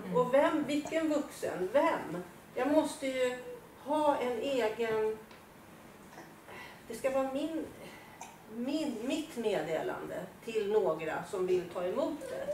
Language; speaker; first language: Swedish; native; Swedish